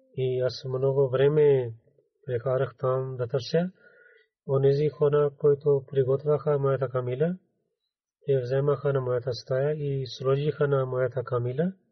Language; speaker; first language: Bulgarian; non-native, learner; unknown